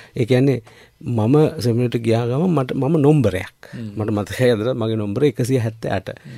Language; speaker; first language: Sinhala; native; Sinhala